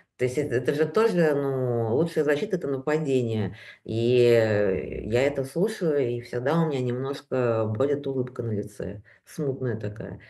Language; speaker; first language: Russian; native; Russian